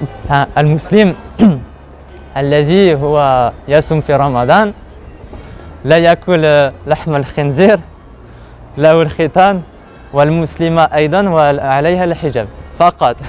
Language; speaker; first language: Arabic; non-native, learner; French